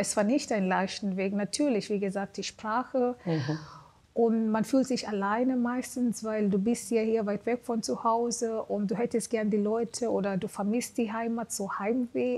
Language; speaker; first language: German; non-native, fluent; Swahili